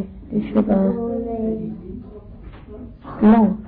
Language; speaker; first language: French; non-native, learner; English